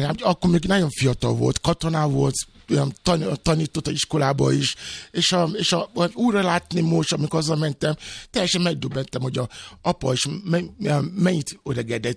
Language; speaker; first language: Hungarian; non-native, learner; Yoruba